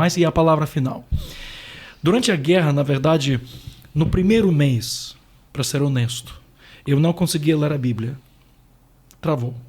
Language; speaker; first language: Portuguese; non-native, fluent; Ukrainian